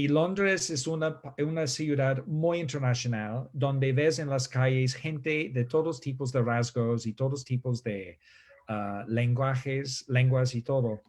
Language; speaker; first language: Spanish; non-native, fluent; English